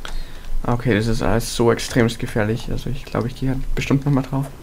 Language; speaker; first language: German; native; German